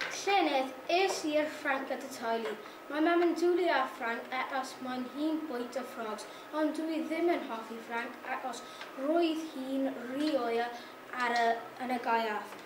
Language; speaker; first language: Welsh; non-native, learner; English